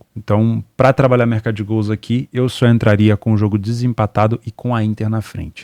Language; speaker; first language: Portuguese; native; Portuguese